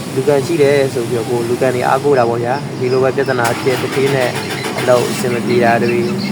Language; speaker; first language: Burmese; native; Burmese